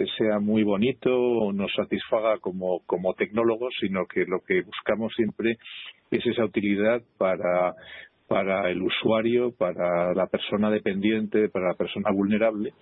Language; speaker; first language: Spanish; native; Spanish